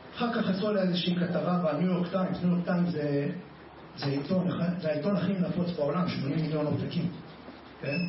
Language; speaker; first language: Hebrew; native; Hebrew